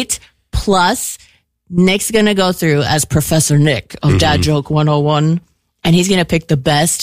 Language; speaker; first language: English; native; English